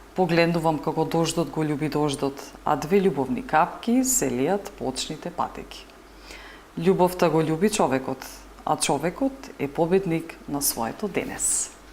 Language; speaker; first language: Macedonian; native; Macedonian